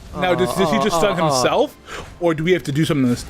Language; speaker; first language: English; native; English